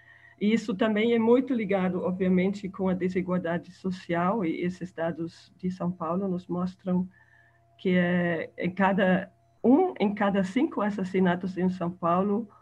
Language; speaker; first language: Portuguese; non-native, fluent; German